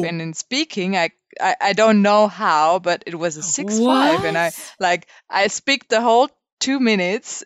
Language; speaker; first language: English; non-native, fluent; German